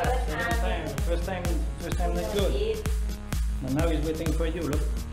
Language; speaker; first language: English; non-native, learner; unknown